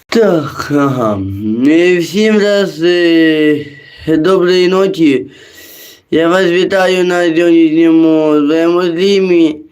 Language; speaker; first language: Ukrainian; native; Ukrainian